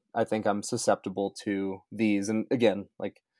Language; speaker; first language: English; native; English